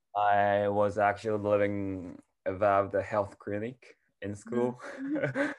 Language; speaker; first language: English; non-native, learner; Japanese